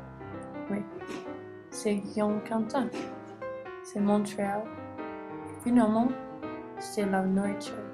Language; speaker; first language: French; non-native, learner; English